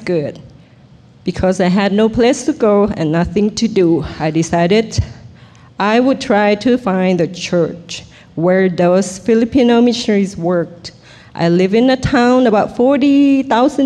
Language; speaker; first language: English; non-native, fluent; Thai